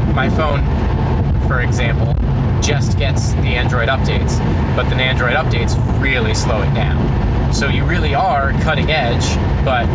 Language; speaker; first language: English; native; English